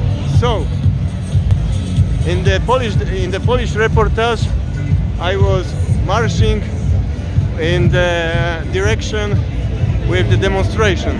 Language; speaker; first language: English; non-native, fluent; Polish